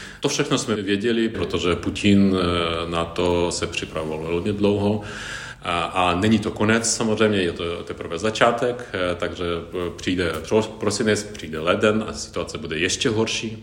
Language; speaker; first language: Czech; non-native, fluent; Ukrainian